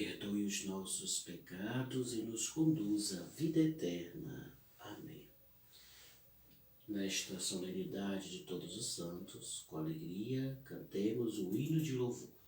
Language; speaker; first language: Portuguese; native; Portuguese